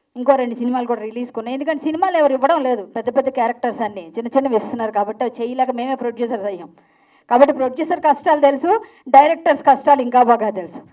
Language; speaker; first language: Telugu; native; Telugu